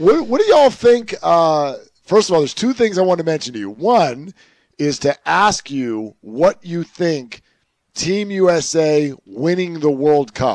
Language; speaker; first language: English; native; English